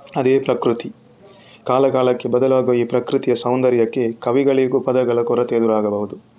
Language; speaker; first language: Kannada; non-native, local second language; Tulu